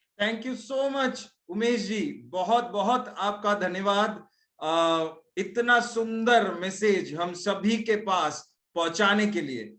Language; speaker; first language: Hindi; non-native, local second language; Bangla